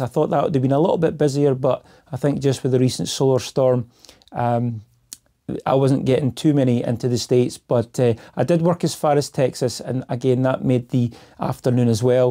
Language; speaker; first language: English; native; English